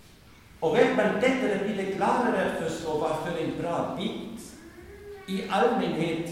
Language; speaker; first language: Swedish; non-native, fluent; German